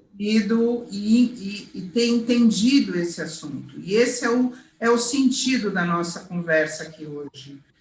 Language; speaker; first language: Portuguese; native; Portuguese